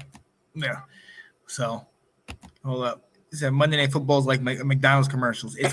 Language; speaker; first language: English; native; English